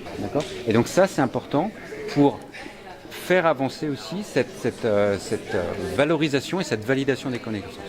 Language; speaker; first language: French; native; French